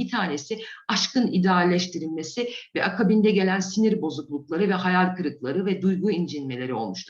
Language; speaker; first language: Turkish; native; Turkish